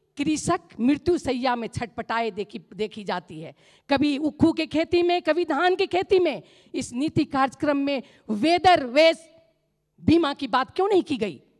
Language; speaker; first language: Hindi; non-native, local second language; Maithili